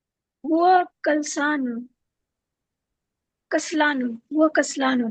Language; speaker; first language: Arabic; non-native, learner; Urdu